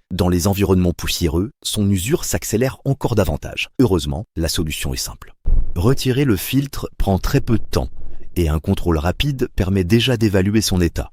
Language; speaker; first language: French; native; French